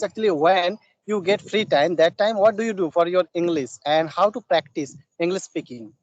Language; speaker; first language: English; non-native, learner; Bangla